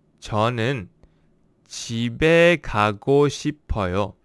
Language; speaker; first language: Korean; non-native, learner; English